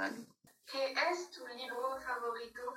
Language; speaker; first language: Spanish; non-native, learner; French